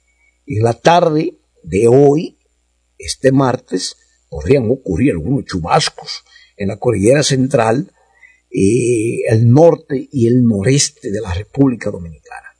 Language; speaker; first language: Spanish; native; Spanish